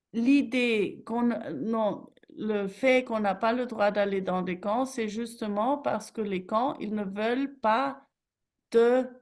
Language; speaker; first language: French; non-native, fluent; German